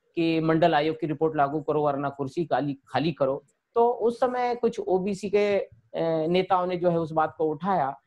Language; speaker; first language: Hindi; native; Hindi